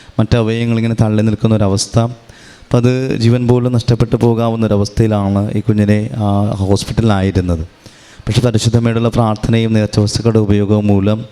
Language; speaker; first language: Malayalam; native; Malayalam